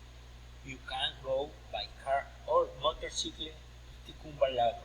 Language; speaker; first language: English; non-native, learner; Spanish